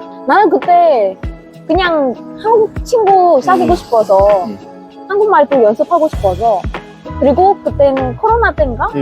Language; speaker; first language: Korean; non-native, fluent; Vietnamese